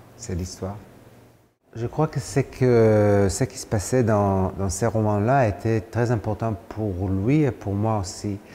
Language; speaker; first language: French; non-native, fluent; Hebrew